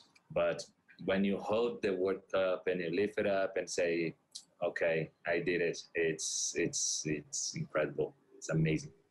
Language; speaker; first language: English; non-native, fluent; Portuguese